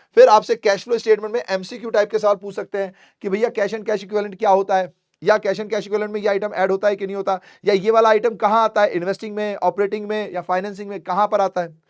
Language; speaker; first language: Hindi; native; Hindi